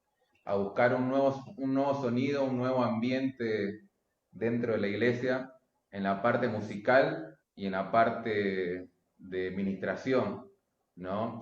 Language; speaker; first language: Spanish; native; Spanish